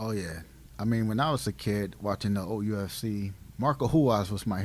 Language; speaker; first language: English; native; English